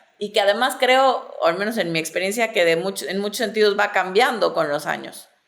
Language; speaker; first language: Spanish; native; Spanish